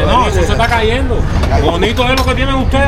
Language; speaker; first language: Spanish; native; Spanish